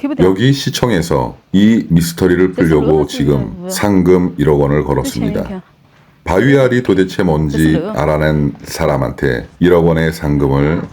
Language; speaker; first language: Korean; native; Korean